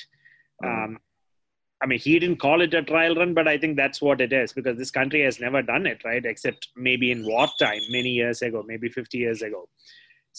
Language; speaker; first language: English; non-native, local second language; Malayalam